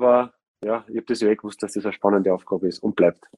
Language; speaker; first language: German; native; German